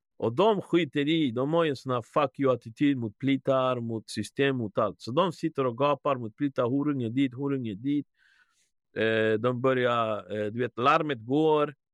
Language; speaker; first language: Swedish; early bilingual, other home language; Spanish